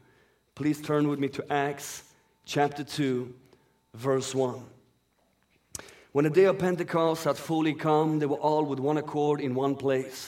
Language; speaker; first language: English; non-native, fluent; Persian